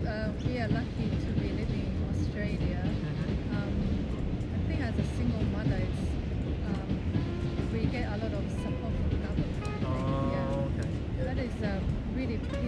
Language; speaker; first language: English; non-native, local second language; Japanese